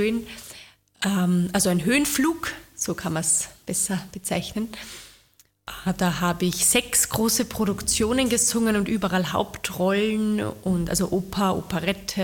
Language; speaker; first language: German; native; German